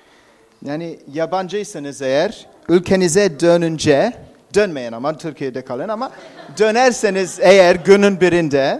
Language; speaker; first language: Turkish; non-native, fluent; English